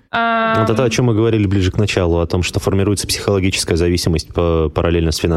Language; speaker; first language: Russian; native; Russian